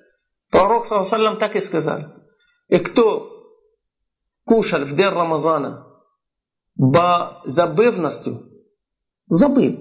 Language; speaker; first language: Russian; non-native, fluent; Arabic